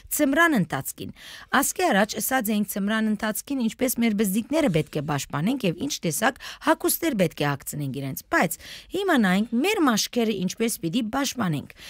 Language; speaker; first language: Armenian; early bilingual, heritage; Armenian